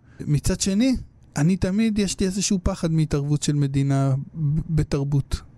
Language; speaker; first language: Hebrew; native; Hebrew